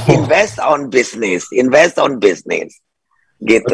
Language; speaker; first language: English; non-native, fluent; Indonesian